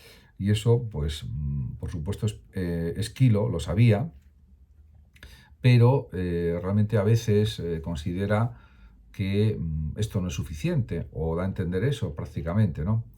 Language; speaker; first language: Spanish; native; Spanish